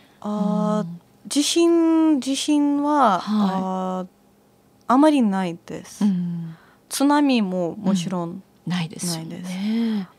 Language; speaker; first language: Japanese; non-native, fluent; Latvian